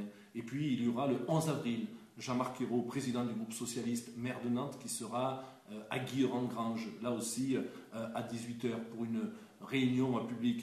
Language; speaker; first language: French; native; French